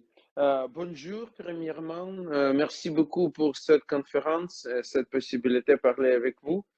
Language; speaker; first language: French; non-native, learner; Ukrainian